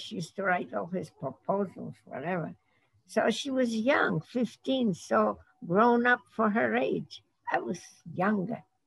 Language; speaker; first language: English; non-native, fluent; Polish